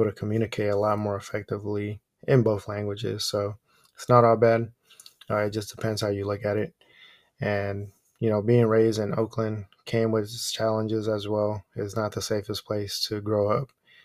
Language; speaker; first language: English; early bilingual, other home language; Spanish